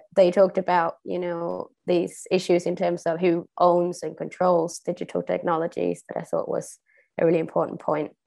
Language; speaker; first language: English; non-native, fluent; Swedish